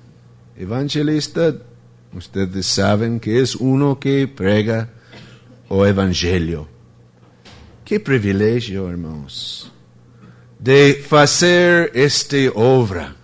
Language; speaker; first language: Spanish; non-native, fluent; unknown